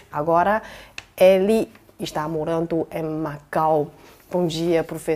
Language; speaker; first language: Portuguese; non-native, fluent; Chinese